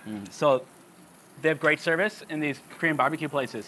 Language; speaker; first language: English; native; English